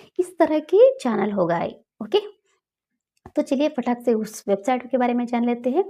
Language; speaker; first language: Hindi; non-native, local second language; Kannada